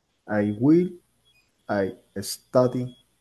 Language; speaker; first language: English; non-native, learner; Spanish